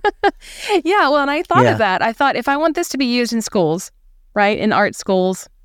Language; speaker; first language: English; native; English